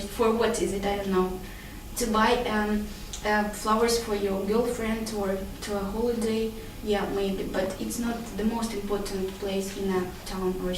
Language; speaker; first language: English; non-native, learner; Russian